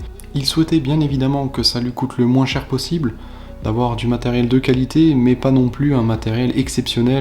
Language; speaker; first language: French; native; French